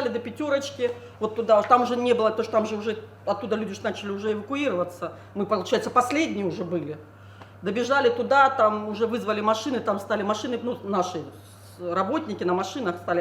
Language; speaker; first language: Russian; native; Russian